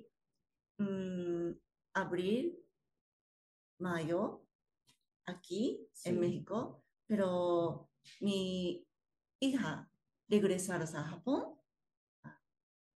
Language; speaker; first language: Spanish; non-native, learner; Japanese